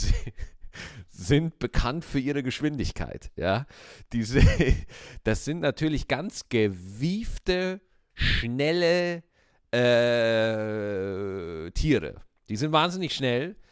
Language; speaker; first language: German; native; German